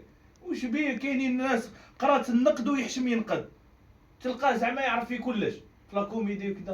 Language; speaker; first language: Arabic; native; Arabic